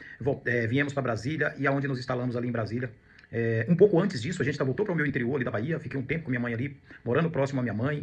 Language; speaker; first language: Portuguese; native; Portuguese